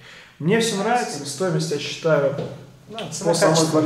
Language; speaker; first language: Russian; native; Russian